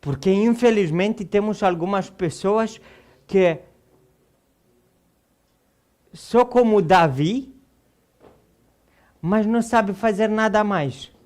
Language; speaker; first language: Portuguese; non-native, fluent; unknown